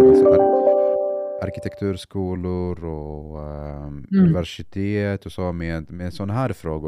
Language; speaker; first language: Swedish; non-native, fluent; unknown